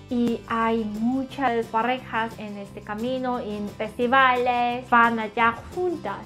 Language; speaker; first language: Spanish; non-native, learner; Korean